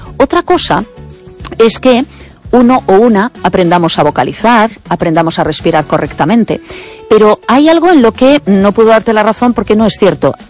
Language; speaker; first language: Spanish; native; Spanish